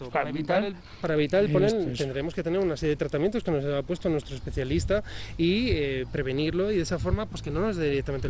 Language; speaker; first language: Spanish; native; Spanish